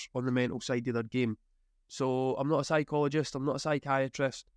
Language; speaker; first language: English; native; English